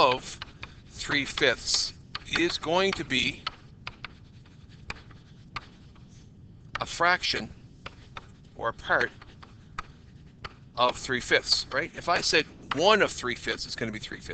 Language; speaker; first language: English; native; English